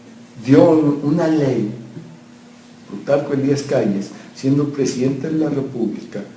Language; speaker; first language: Spanish; native; Spanish